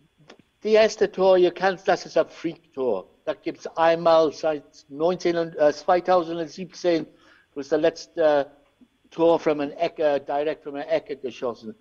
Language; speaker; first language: German; non-native, learner; English